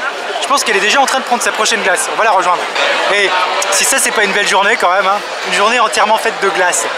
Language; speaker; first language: French; native; French